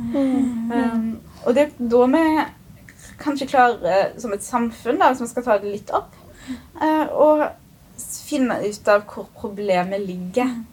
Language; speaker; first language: Norwegian; early bilingual, other home language; Arabic